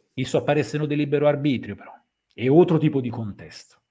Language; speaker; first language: Portuguese; non-native, fluent; Italian